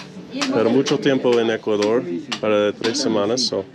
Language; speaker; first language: Spanish; non-native, learner; English